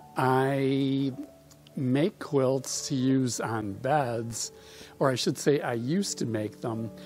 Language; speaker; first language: English; native; English